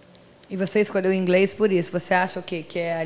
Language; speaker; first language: Portuguese; native; Portuguese